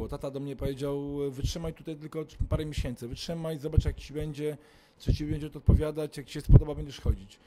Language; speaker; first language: Polish; native; Polish